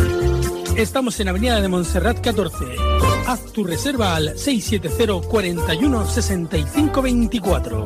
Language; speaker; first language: Spanish; native; Spanish